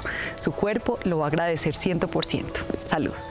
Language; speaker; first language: Spanish; native; Spanish